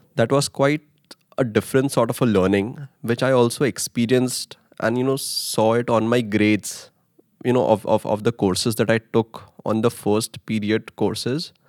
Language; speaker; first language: English; non-native, local second language; Hindi